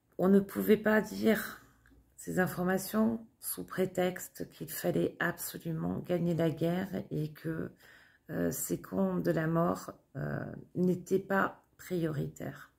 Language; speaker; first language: French; native; French